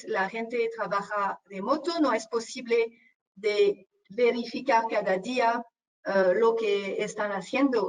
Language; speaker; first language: Spanish; non-native, fluent; French